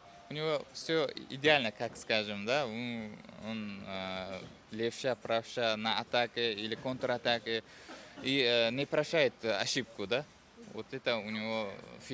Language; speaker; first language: Russian; non-native, fluent; Uzbek